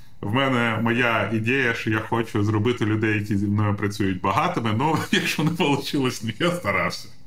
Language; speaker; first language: Ukrainian; non-native, local second language; Russian